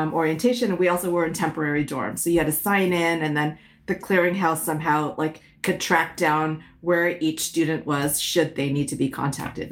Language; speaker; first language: English; early bilingual, other home language; Min Nan Chinese